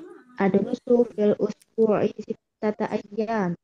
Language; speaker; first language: Arabic; non-native, learner; Indonesian